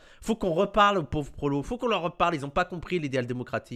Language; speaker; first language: French; native; French